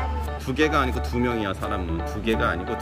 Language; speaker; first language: Korean; native; Korean